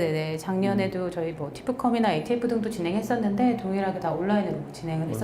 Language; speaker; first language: Korean; native; Korean